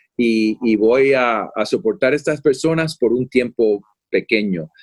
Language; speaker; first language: Spanish; early bilingual, heritage; Spanish